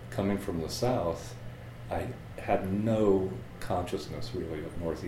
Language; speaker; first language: English; native; English